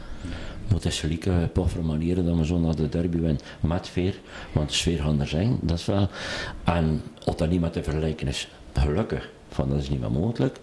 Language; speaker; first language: Dutch; native; Dutch